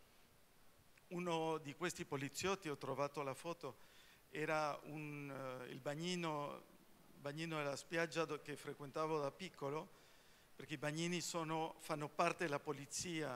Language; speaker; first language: Italian; non-native, fluent; Spanish